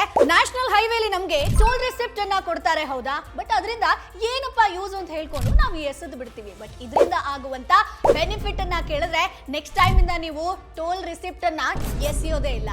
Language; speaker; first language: Kannada; native; Kannada